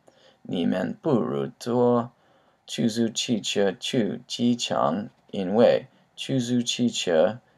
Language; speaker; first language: Chinese; non-native, learner; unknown